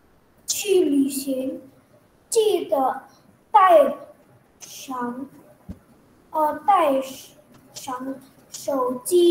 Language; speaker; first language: Chinese; non-native, learner; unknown